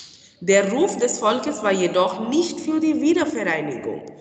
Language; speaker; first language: German; non-native, fluent; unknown